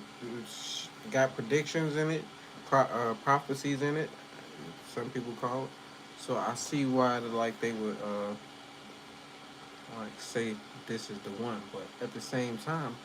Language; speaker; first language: English; native; English